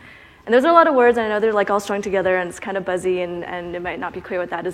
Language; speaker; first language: English; native; English